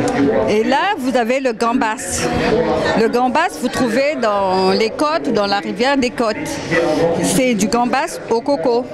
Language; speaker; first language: French; non-native, local second language; Malagasy